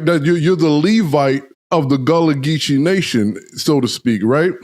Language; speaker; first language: English; native; English